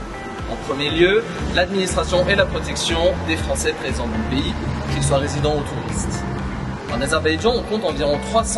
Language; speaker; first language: French; native; French